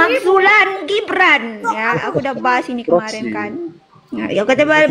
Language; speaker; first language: Indonesian; native; Indonesian